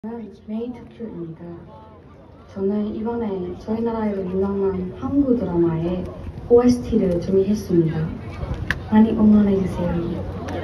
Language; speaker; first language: Korean; non-native, learner; Burmese